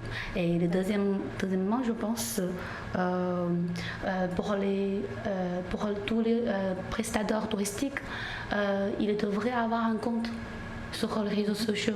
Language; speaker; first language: French; non-native, learner; Chinese